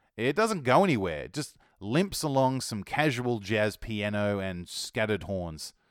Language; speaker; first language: English; native; English